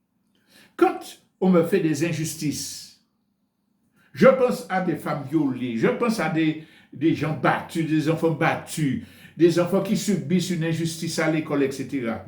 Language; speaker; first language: French; native; French